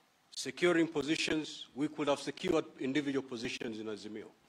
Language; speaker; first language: English; non-native, local second language; Giryama